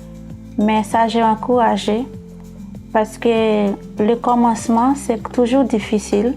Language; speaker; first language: French; non-native, learner; Haitian Creole